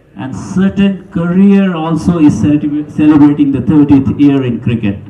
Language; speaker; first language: English; non-native, local second language; Nepali